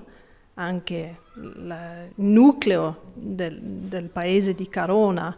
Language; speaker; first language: Italian; non-native, fluent; English